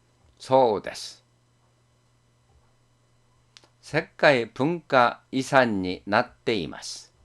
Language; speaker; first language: Japanese; non-native, fluent; Korean